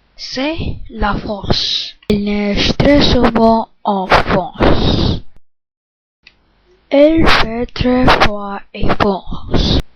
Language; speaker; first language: French; non-native, learner; English